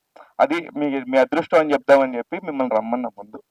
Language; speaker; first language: Telugu; native; Telugu